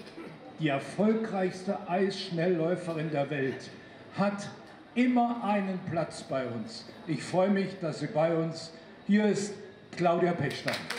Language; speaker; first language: German; native; German